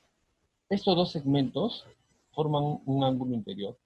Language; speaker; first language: Spanish; native; Spanish